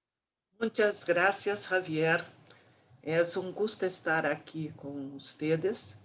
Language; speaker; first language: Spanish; non-native, fluent; Portuguese